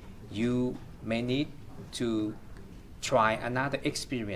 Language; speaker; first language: English; non-native, fluent; Thai